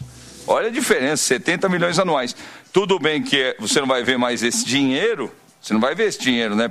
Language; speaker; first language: Portuguese; native; Portuguese